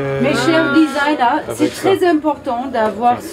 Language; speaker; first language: French; non-native, local second language; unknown